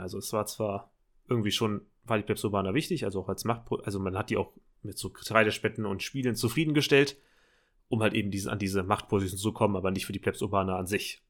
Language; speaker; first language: German; native; German